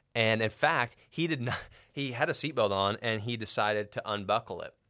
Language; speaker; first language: English; native; English